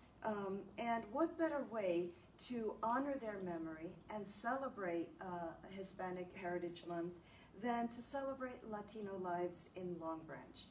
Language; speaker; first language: English; early bilingual, other home language; Spanish